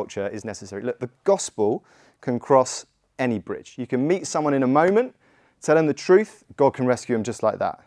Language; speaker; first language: English; native; English